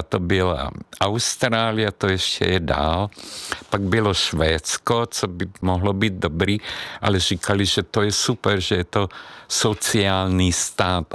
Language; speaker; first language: Czech; non-native, fluent; Hungarian